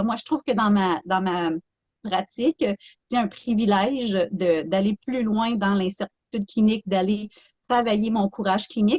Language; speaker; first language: French; native; French